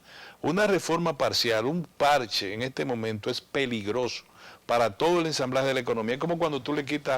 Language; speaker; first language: Spanish; native; Spanish